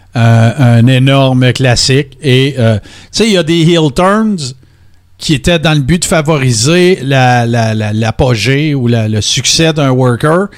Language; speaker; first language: French; native; French